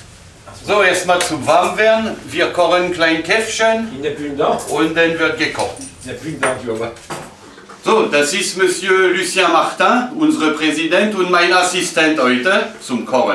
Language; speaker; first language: German; non-native, fluent; French